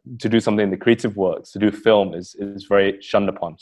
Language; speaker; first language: English; native; English